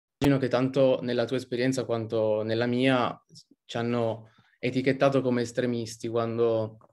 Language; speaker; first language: Italian; native; Italian